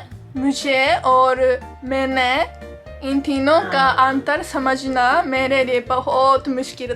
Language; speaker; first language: Hindi; non-native, learner; Japanese